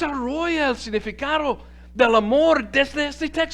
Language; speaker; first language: Spanish; non-native, fluent; English